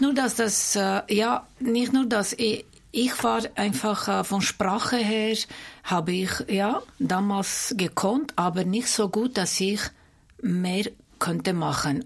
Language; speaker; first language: German; non-native, fluent; Armenian